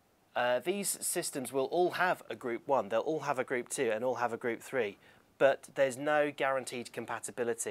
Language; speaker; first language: English; native; English